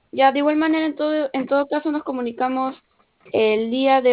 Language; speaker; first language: Spanish; native; Spanish